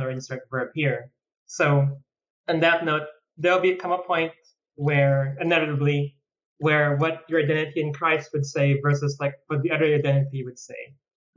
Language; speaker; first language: English; non-native, local second language; Filipino